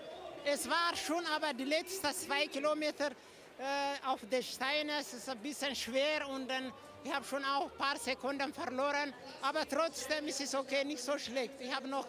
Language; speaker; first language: German; non-native, learner; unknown